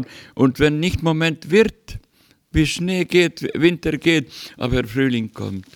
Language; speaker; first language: German; non-native, learner; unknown